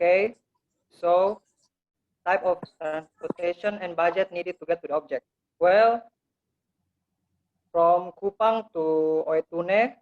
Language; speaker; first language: English; non-native, learner; Indonesian